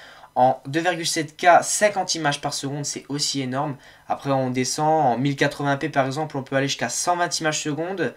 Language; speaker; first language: French; native; French